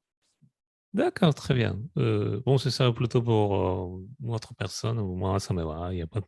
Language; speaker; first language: French; non-native, fluent; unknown